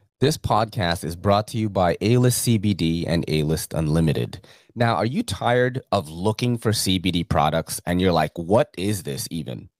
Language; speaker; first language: English; early bilingual, other home language; Filipino